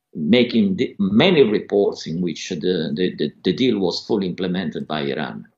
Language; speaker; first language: English; non-native, fluent; Italian